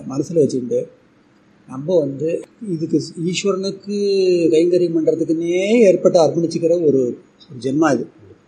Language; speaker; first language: Tamil; native; Tamil